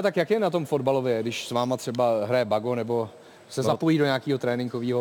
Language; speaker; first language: Czech; native; Czech